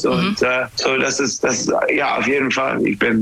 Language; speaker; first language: German; non-native, fluent; English